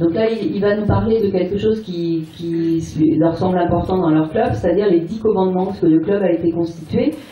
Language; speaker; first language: French; native; French